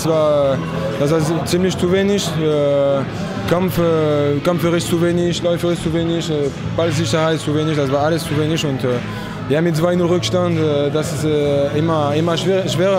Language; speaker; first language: German; non-native, fluent; French